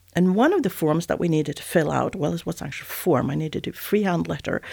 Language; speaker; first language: English; non-native, fluent; Swedish